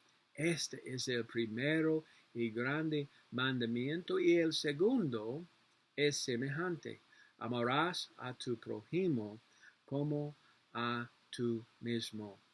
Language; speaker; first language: Spanish; non-native, learner; English